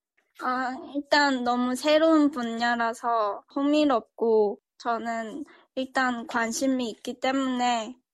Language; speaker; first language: Korean; early bilingual, other home language; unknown